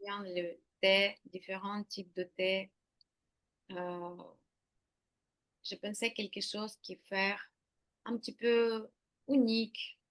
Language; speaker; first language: French; non-native, learner; Ukrainian